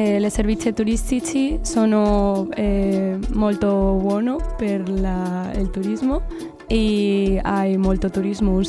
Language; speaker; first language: Italian; non-native, learner; Spanish